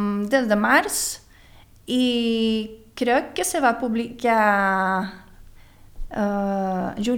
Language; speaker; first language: Catalan; early bilingual, other home language; Swedish